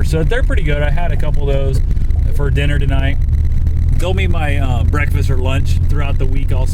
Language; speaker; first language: English; native; English